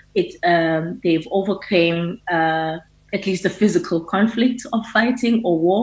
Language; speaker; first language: English; non-native, local second language; Xhosa